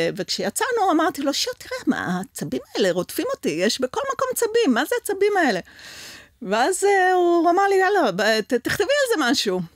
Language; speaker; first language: Hebrew; early bilingual, other home language; French